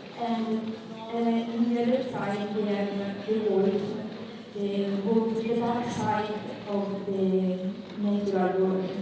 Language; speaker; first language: English; non-native, learner; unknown